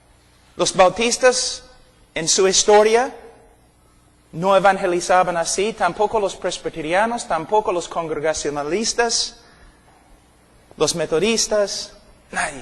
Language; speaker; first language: Spanish; non-native, fluent; English